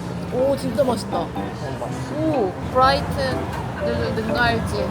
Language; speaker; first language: Korean; native; Korean